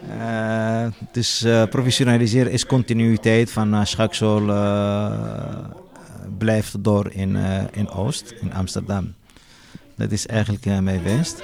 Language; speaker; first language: Dutch; non-native, learner; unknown